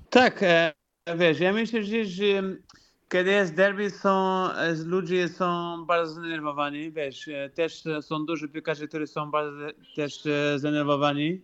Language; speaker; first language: Polish; non-native, fluent; Portuguese